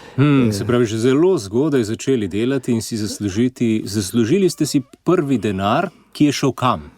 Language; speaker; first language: Slovenian; native; Slovenian